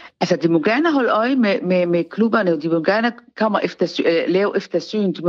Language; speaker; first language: Danish; non-native, fluent; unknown